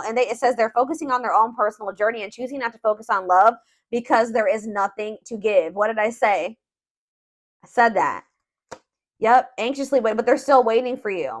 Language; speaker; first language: English; native; English